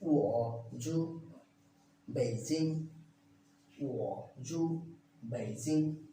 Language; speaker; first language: Chinese; non-native, learner; Bangla